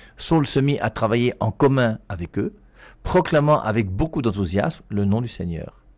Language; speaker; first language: French; native; French